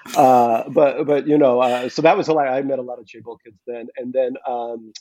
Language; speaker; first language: English; non-native, fluent; Russian